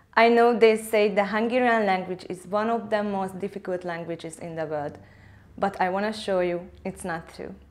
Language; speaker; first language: English; non-native, fluent; Hungarian